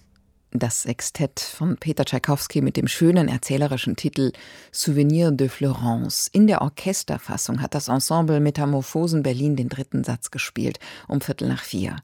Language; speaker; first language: German; native; German